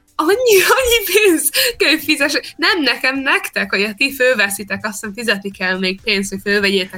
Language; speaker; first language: Hungarian; early bilingual, heritage; Hungarian